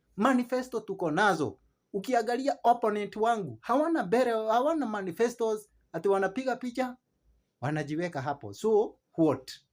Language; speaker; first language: Swahili; non-native, local second language; Kikuyu